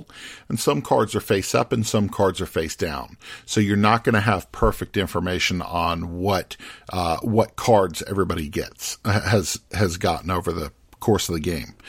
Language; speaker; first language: English; native; English